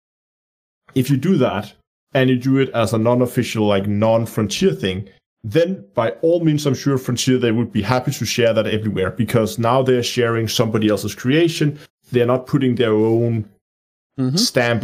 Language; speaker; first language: English; non-native, fluent; Danish